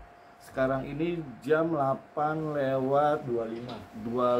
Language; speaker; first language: Indonesian; native; Indonesian